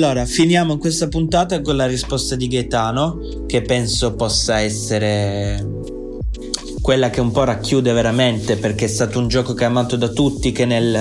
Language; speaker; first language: Italian; native; Italian